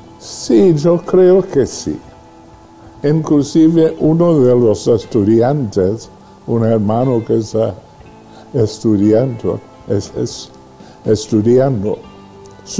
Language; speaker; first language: Spanish; non-native, fluent; English